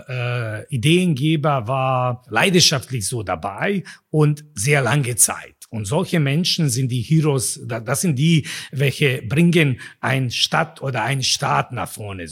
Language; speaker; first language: German; non-native, fluent; Bosnian